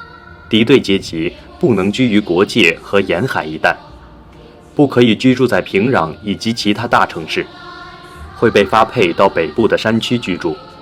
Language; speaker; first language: Chinese; native; Chinese